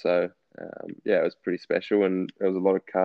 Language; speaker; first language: English; native; English